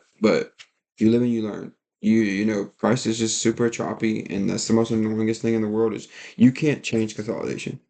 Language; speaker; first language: English; native; English